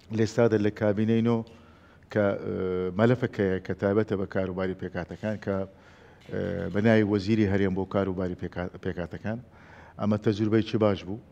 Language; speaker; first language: Central Kurdish; non-native, local second language; Turkmen